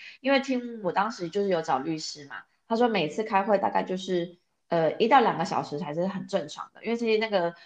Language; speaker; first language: Chinese; native; Chinese